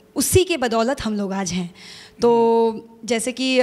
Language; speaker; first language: Hindi; native; Hindi